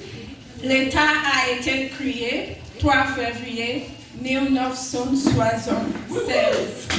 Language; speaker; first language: French; non-native, learner; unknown